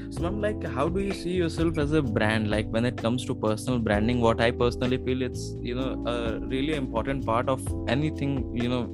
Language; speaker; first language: English; non-native, local second language; Hindi